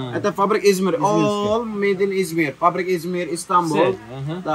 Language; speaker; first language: Russian; non-native, learner; Turkish